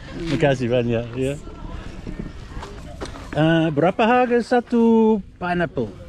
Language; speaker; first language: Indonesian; non-native, learner; English